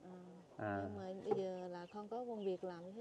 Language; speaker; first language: Vietnamese; non-native, local second language; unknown